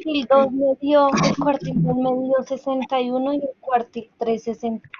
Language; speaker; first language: Spanish; native; Spanish